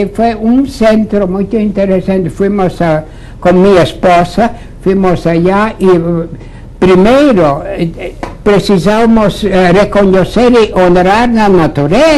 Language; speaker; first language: Portuguese; non-native, fluent; Latvian